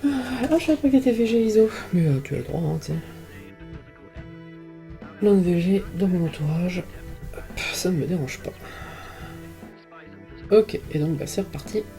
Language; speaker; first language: French; native; French